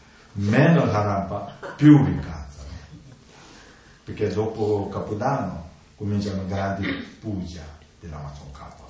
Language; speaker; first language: Italian; non-native, learner; Tibetan